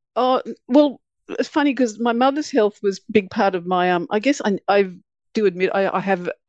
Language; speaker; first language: English; native; English